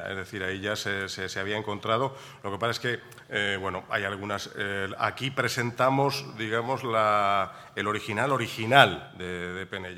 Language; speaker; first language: Spanish; native; Spanish